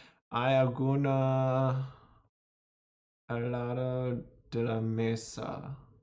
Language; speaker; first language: Spanish; non-native, learner; English